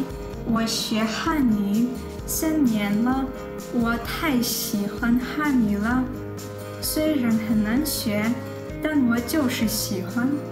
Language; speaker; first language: Chinese; non-native, learner; Russian